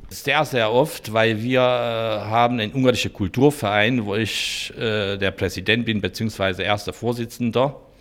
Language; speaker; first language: German; non-native, fluent; Hungarian